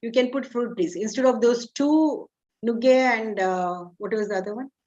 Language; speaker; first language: English; non-native, local second language; Kannada